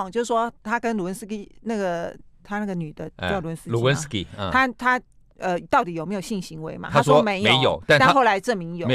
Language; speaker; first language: Chinese; native; Chinese